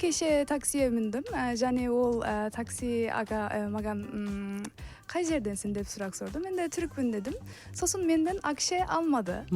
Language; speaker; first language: Kazakh; non-native, learner; Turkish